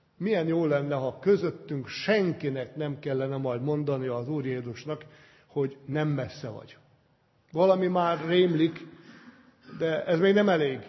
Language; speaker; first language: Hungarian; native; Hungarian